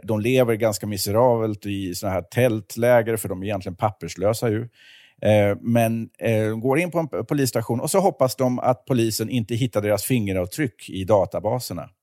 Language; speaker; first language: Swedish; native; Swedish